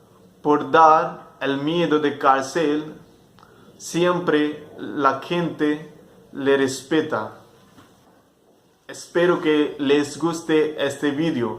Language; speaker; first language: Spanish; non-native, fluent; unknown